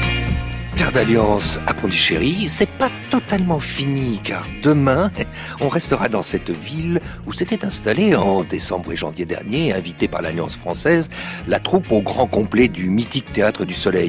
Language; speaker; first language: French; native; French